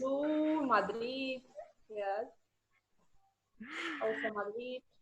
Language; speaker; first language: English; non-native, learner; Russian